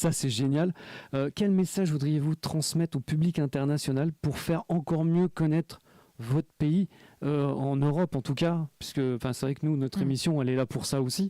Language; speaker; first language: French; native; French